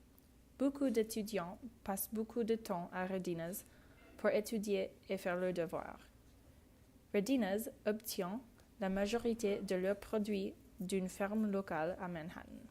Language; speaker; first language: French; non-native, learner; English